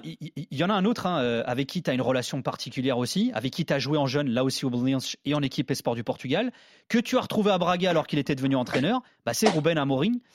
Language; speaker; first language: French; native; French